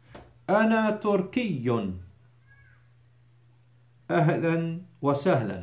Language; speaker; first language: Arabic; non-native, fluent; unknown